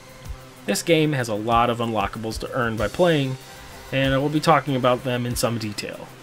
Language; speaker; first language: English; native; English